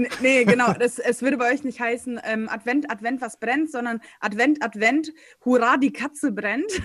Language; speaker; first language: German; native; German